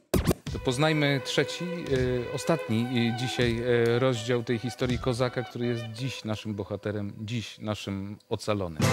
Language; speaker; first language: Polish; native; Polish